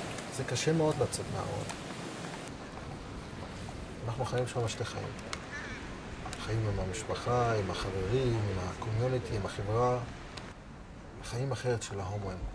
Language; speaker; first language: Hebrew; non-native, local second language; Arabic